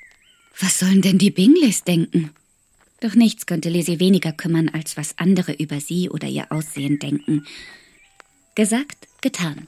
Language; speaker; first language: German; native; German